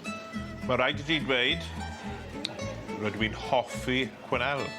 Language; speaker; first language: Welsh; non-native, learner; English